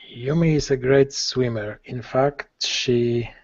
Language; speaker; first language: English; non-native, learner; Polish